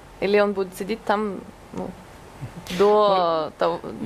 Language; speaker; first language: Russian; non-native, fluent; Norwegian